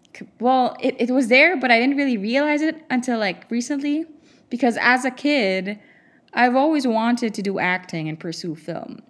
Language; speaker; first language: English; non-native, local second language; Filipino